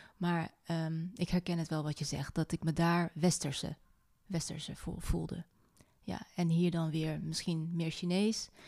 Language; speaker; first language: Dutch; native; Dutch